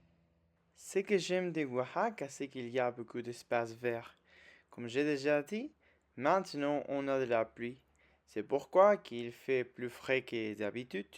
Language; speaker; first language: French; non-native, fluent; Spanish